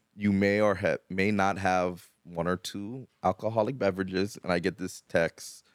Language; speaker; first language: English; native; English